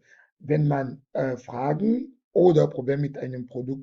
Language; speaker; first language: German; non-native, fluent; French